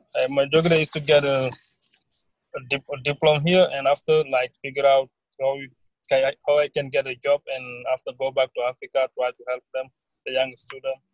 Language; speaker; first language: English; non-native, learner; Wolof